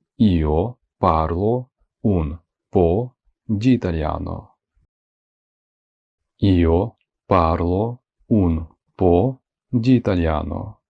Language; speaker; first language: Italian; non-native, fluent; Ukrainian